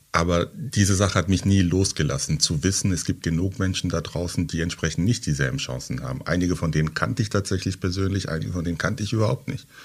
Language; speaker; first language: German; early bilingual, other home language; French